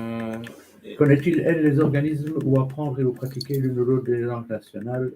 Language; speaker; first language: French; native; French